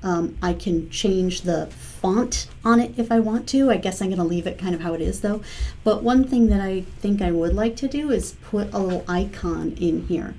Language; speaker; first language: English; native; English